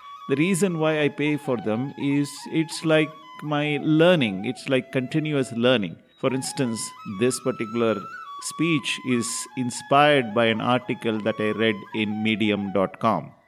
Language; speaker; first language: English; non-native, local second language; Tamil